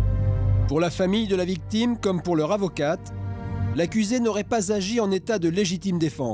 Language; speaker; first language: French; native; French